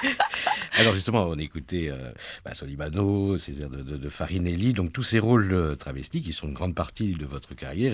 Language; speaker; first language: French; native; French